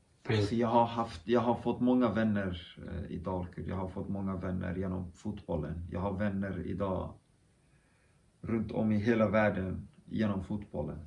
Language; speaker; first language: Swedish; early bilingual, other home language; Kurdish